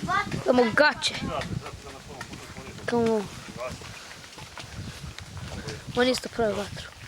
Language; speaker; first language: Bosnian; early bilingual, heritage; English